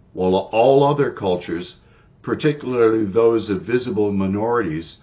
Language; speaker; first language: English; native; English